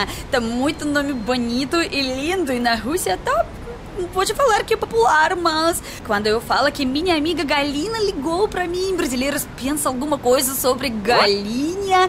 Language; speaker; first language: Portuguese; non-native, fluent; Russian